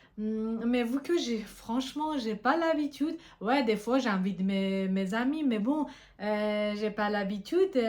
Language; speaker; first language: French; non-native, fluent; Persian